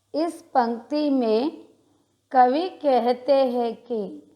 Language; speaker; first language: Hindi; non-native, local second language; Telugu